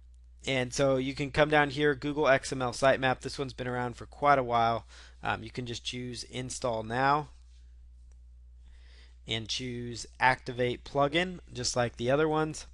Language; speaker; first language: English; native; English